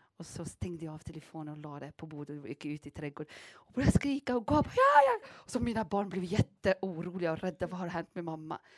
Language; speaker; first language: Swedish; non-native, fluent; Arabic